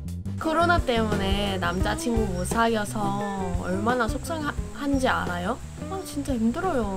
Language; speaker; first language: Korean; non-native, fluent; English